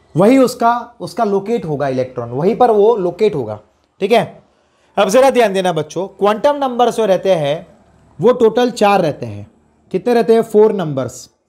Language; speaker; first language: Hindi; non-native, local second language; Gujarati